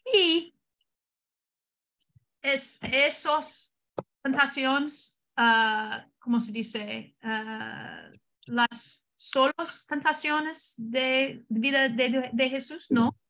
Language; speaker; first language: Spanish; non-native, learner; English